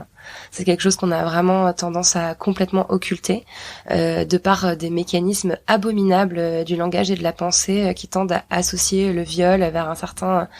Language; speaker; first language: French; native; French